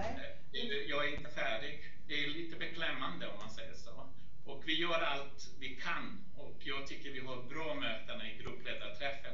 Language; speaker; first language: Swedish; non-native, fluent; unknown